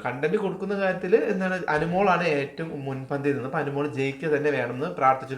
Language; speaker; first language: Malayalam; native; Malayalam